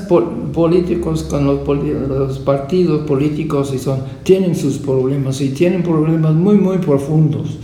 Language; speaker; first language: Spanish; non-native, fluent; English